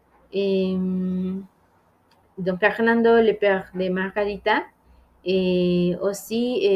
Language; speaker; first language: French; non-native, learner; Spanish